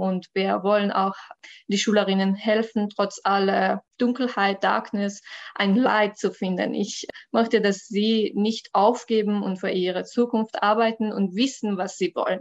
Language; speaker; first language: German; non-native, learner; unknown